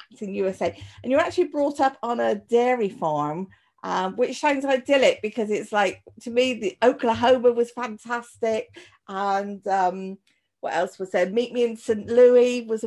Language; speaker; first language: English; native; English